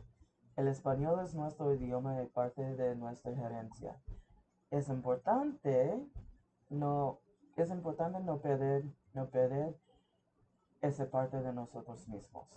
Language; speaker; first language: Spanish; early bilingual, heritage; English